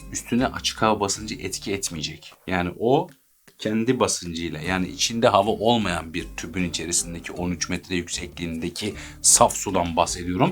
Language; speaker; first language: Turkish; native; Turkish